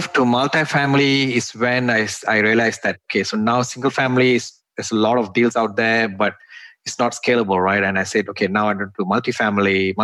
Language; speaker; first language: English; non-native, local second language; Tamil